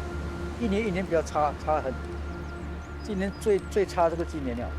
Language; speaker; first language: Chinese; non-native, local second language; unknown